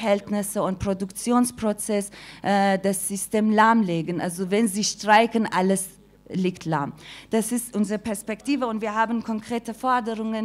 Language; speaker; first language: German; non-native, fluent; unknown